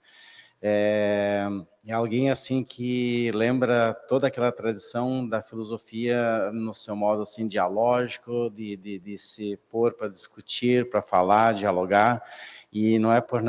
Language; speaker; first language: Portuguese; native; Portuguese